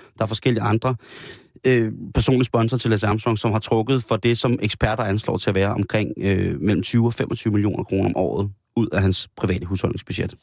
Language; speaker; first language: Danish; native; Danish